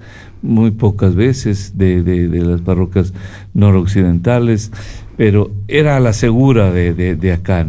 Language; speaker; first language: Spanish; native; Spanish